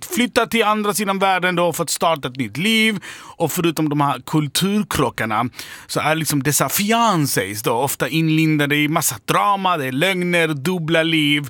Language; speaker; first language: Swedish; native; Swedish